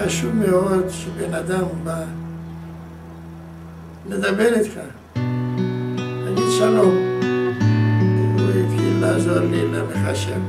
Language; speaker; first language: Hebrew; non-native, fluent; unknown